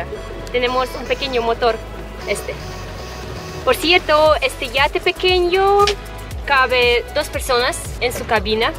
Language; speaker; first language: Spanish; non-native, fluent; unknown